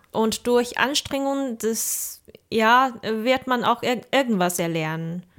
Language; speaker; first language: German; non-native, fluent; Chinese